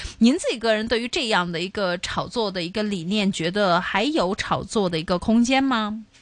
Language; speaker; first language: Chinese; non-native, local second language; Cantonese